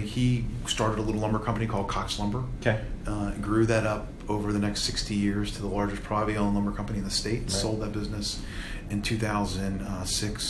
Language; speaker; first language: English; native; English